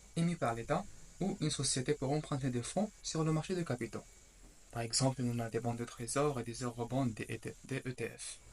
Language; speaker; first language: French; non-native, local second language; Arabic